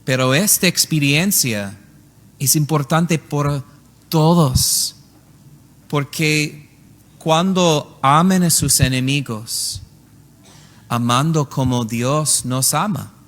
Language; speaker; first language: Spanish; non-native, learner; English